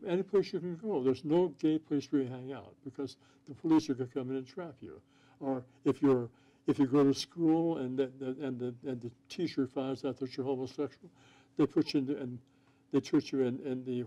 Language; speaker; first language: English; native; English